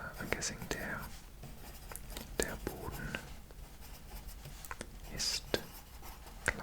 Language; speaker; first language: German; non-native, learner; English